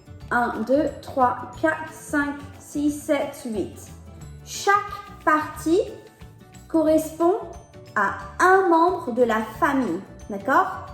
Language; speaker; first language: French; non-native, fluent; English